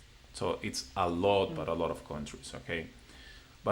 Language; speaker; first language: English; non-native, fluent; Spanish